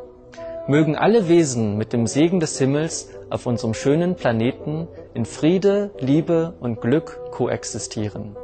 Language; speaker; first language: German; native; German